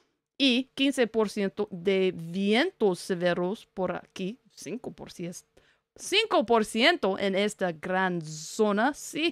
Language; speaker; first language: Spanish; non-native, learner; English